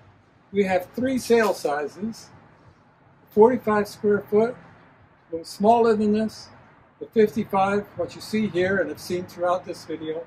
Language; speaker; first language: English; native; English